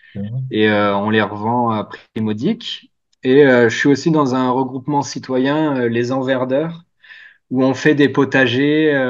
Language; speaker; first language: French; native; French